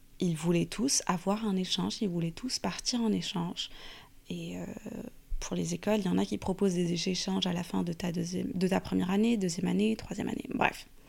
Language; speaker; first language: French; non-native, fluent; Arabic